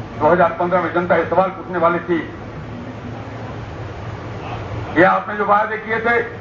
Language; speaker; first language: Hindi; native; Hindi